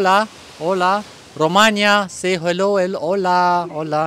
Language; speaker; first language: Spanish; non-native, learner; Romanian